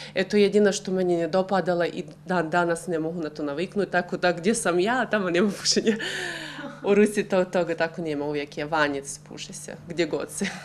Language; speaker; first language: Croatian; non-native, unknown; Russian